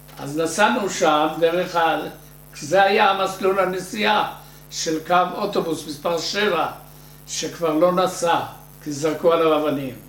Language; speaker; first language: Hebrew; native; Hebrew